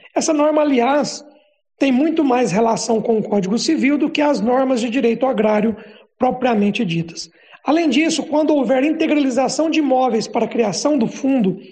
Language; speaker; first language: Portuguese; native; Portuguese